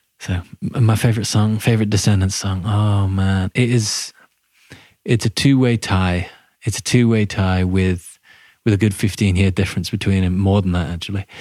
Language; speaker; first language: English; native; English